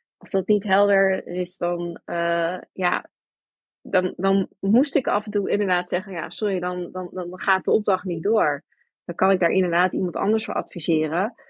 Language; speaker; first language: Dutch; early bilingual, heritage; Dutch